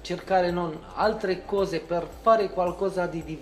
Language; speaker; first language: Italian; non-native, fluent; Romanian